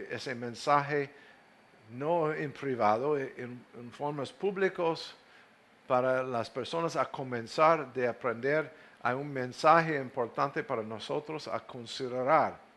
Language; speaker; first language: Spanish; non-native, fluent; English